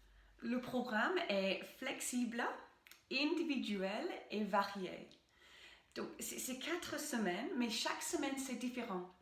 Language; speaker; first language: French; non-native, fluent; English